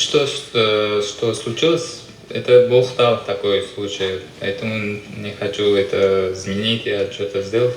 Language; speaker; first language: Russian; non-native, local second language; Uzbek